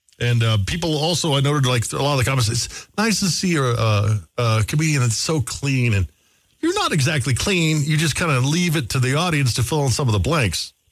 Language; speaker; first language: English; native; English